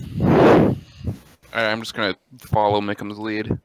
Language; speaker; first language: English; native; English